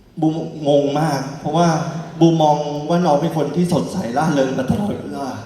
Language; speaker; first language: Thai; native; Thai